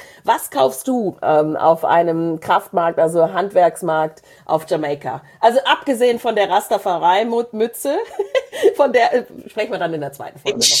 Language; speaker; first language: German; native; German